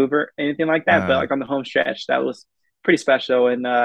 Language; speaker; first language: English; native; English